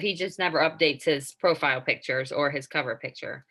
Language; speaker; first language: English; native; English